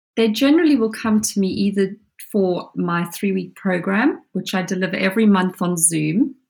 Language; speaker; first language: English; native; English